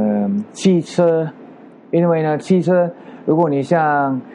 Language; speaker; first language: Chinese; non-native, learner; Filipino